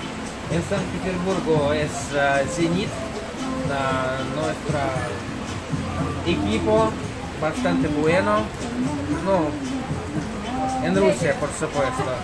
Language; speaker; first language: Spanish; non-native, fluent; Russian